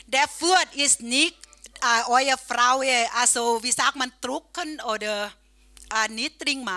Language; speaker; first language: German; non-native, learner; Thai